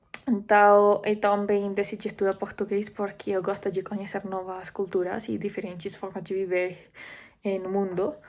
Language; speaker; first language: Portuguese; non-native, fluent; Spanish